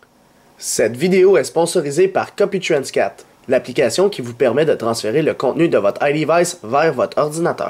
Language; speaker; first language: French; native; French